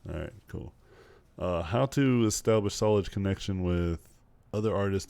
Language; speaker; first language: English; native; English